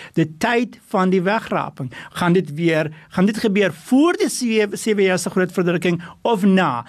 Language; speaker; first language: Afrikaans; non-native, fluent; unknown